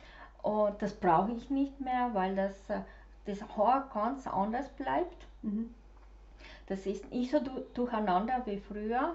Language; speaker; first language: German; non-native, fluent; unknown